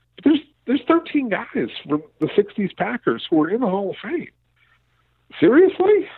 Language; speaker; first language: English; native; English